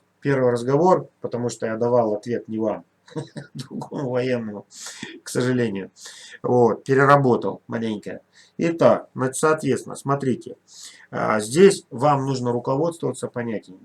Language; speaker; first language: Russian; native; Russian